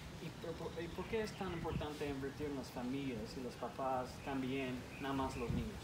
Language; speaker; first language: Spanish; non-native, learner; English